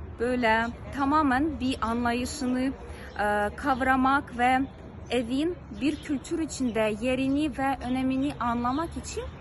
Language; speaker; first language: Turkish; non-native, fluent; Ukrainian